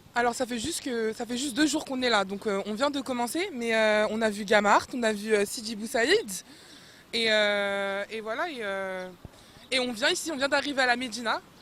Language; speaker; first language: French; native; French